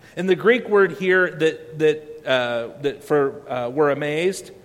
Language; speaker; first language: English; native; English